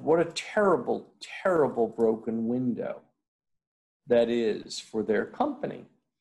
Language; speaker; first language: English; native; English